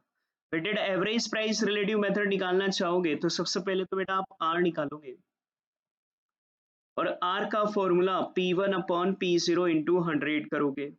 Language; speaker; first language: Hindi; native; Hindi